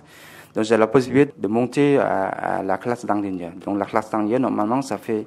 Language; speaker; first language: French; non-native, fluent; Khmer